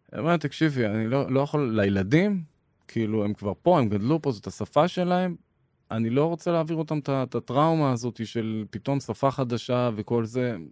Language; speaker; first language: Hebrew; native; Hebrew